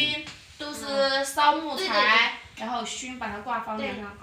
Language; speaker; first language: Chinese; native; Chinese